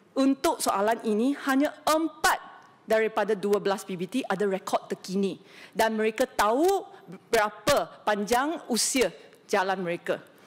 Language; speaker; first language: Malay; non-native, local second language; Chinese